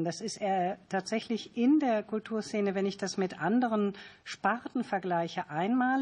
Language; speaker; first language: German; native; German